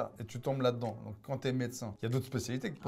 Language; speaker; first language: French; native; French